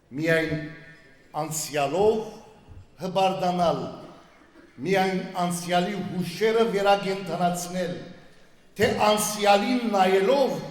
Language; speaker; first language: Armenian; early bilingual, heritage; Armenian